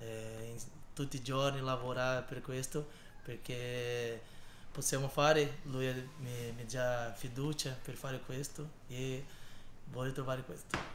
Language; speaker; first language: Italian; non-native, learner; Portuguese